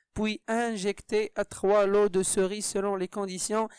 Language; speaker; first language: French; non-native, local second language; Arabic